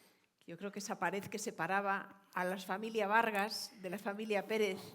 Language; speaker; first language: Spanish; native; Spanish